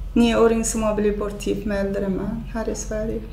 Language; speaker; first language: Swedish; non-native, fluent; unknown